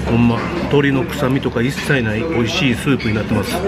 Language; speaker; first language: Japanese; native; Japanese